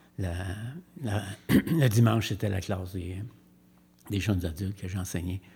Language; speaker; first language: French; native; French